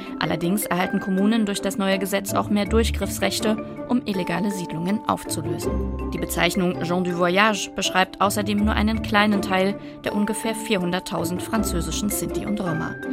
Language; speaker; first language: German; native; German